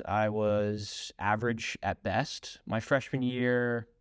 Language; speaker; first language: English; native; English